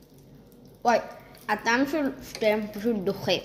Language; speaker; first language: Hebrew; native; Hebrew